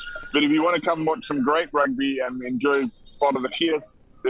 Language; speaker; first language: English; native; English